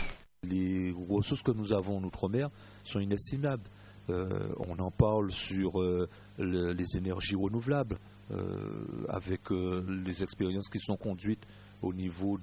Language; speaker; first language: French; native; French